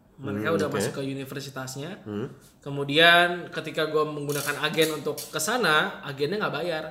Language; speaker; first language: Indonesian; native; Indonesian